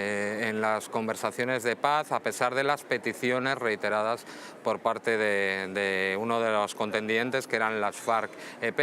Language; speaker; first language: Spanish; native; Spanish